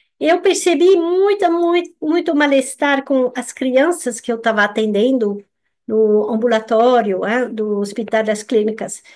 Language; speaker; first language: Portuguese; non-native, fluent; French